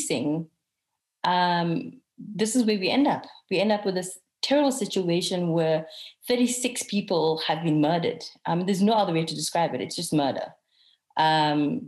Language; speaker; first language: English; native; English